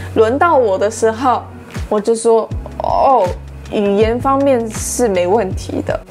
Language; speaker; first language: Chinese; non-native, fluent; English